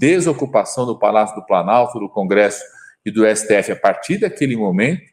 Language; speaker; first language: Portuguese; native; Portuguese